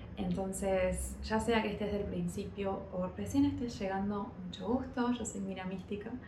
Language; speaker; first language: Spanish; early bilingual, heritage; Spanish